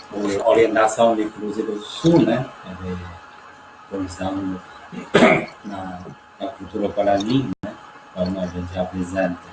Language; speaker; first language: Portuguese; non-native, learner; Chinese